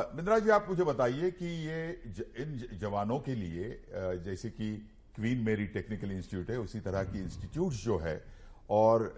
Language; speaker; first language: Hindi; non-native, local second language; Marathi